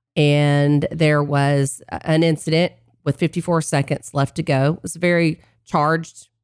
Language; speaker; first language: English; native; English